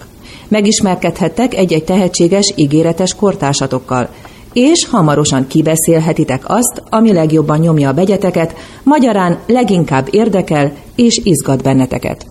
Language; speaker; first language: Hungarian; native; Hungarian